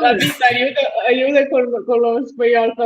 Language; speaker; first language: Spanish; non-native, learner; Portuguese